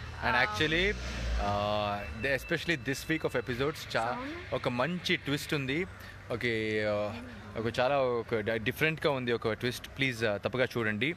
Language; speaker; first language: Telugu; non-native, learner; Arabic